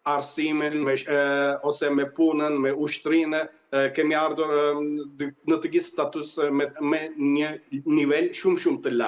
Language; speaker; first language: Albanian; early bilingual, heritage; Albanian